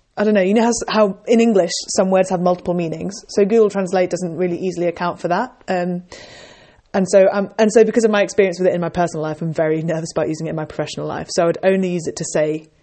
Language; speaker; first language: English; native; English